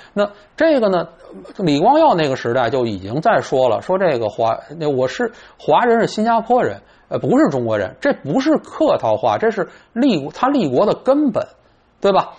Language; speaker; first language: Chinese; native; Chinese